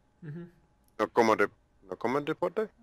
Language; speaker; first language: Spanish; non-native, learner; English